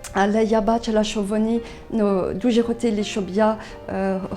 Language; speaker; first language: Ukrainian; non-native, learner; French